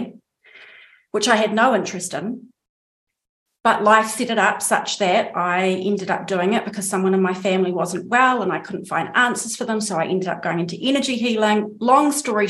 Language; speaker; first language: English; native; English